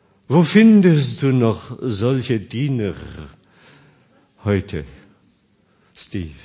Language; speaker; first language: German; non-native, fluent; Korean